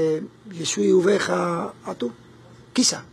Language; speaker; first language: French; non-native, learner; Spanish